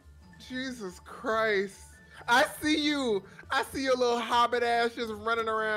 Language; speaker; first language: English; native; English